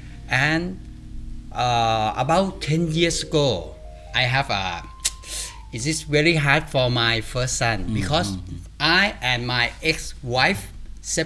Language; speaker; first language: English; non-native, learner; Thai